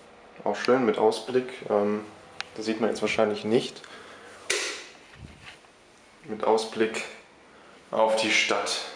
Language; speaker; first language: German; native; German